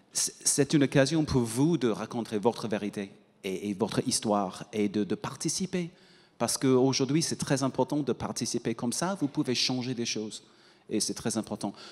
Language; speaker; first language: French; non-native, fluent; English